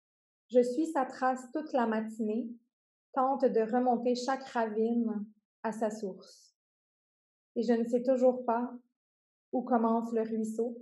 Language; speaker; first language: French; native; French